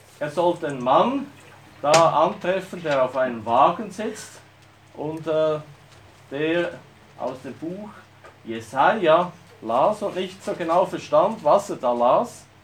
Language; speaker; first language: German; native; German